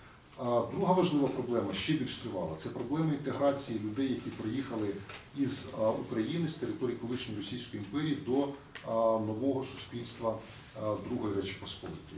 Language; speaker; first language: Ukrainian; native; Ukrainian